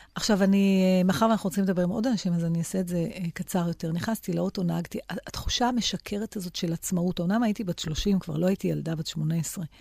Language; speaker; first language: Hebrew; native; Hebrew